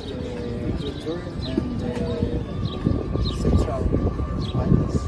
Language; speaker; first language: English; non-native, learner; Spanish